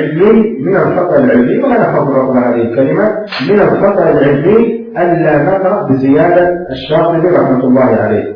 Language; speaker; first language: Arabic; native; Arabic